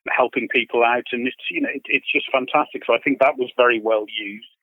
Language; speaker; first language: English; native; English